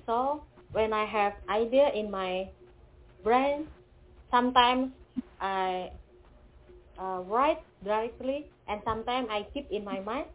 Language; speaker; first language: English; non-native, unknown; Indonesian